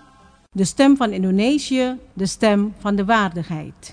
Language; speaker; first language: Dutch; non-native, fluent; Indonesian